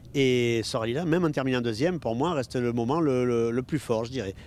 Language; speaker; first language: French; native; French